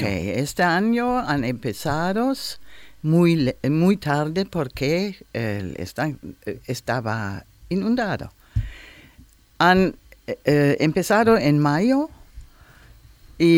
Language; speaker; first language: Spanish; non-native, learner; German